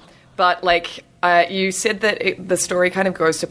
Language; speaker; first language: English; native; English